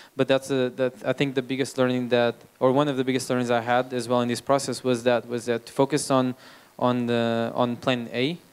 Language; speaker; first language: English; non-native, fluent; Portuguese